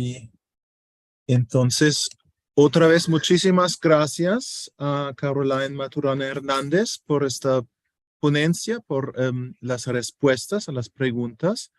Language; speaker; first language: Spanish; non-native, fluent; German